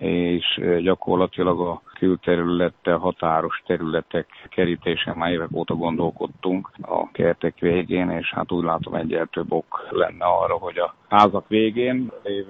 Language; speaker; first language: Hungarian; native; Hungarian